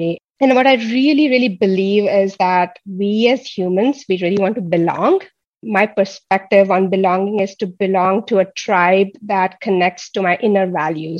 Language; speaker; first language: English; non-native, local second language; Hindi